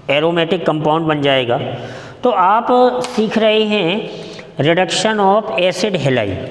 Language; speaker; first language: Hindi; native; Hindi